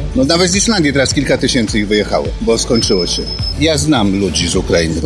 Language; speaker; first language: Polish; native; Polish